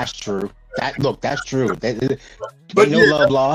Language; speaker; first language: English; native; English